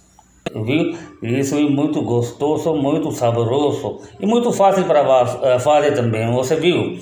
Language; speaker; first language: Portuguese; non-native, learner; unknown